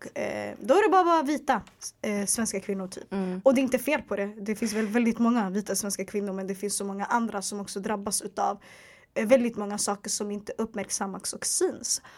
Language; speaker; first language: Swedish; early bilingual, other home language; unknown